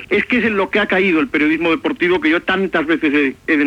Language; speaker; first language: Spanish; native; Spanish